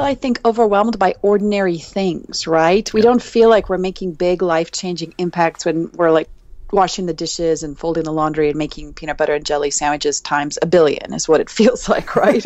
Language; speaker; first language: English; native; English